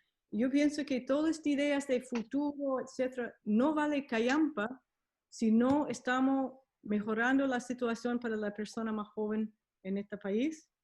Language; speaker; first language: Spanish; non-native, fluent; English